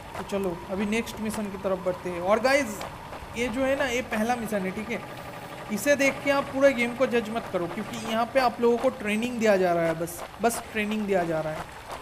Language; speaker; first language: Hindi; native; Hindi